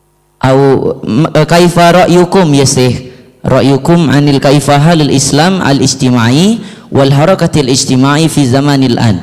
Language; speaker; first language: Arabic; non-native, learner; Indonesian